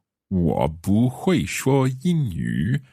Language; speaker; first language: Chinese; non-native, learner; English